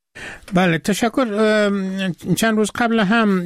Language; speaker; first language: Persian; native; Persian